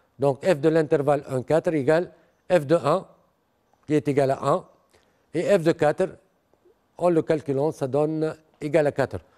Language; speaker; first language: French; non-native, local second language; Arabic